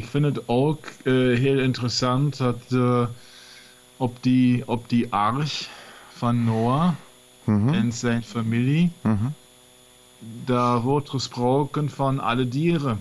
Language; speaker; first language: Dutch; non-native, learner; German